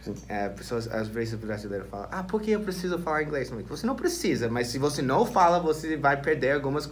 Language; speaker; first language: Portuguese; non-native, fluent; English